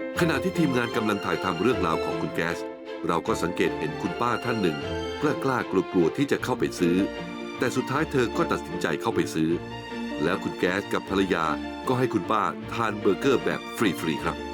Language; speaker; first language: Thai; native; Thai